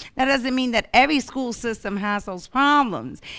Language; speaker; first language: English; early bilingual, other home language; Spanish